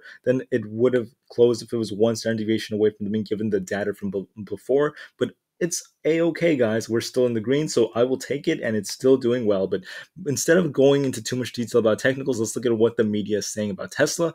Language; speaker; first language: English; native; English